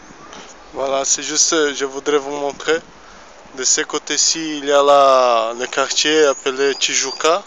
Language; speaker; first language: French; non-native, fluent; Portuguese